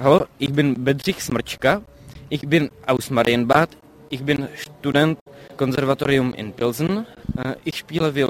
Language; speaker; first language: German; non-native, learner; Czech